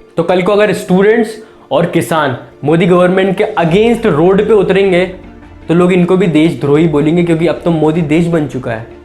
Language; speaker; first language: Hindi; native; Hindi